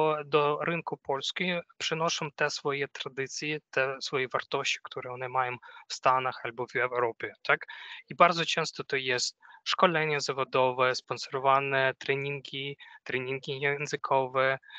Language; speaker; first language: Polish; non-native, fluent; Ukrainian